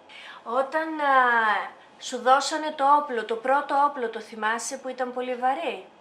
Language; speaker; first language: Greek; native; Greek